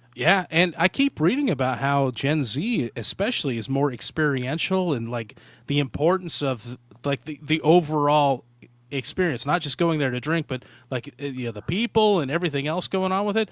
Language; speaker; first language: English; native; English